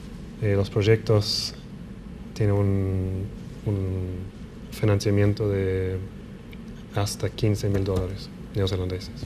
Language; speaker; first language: Spanish; non-native, fluent; English